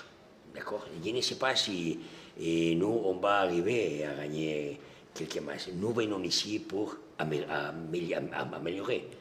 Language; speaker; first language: French; non-native, learner; Spanish